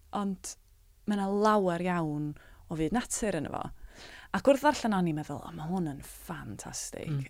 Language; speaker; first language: Welsh; native; Welsh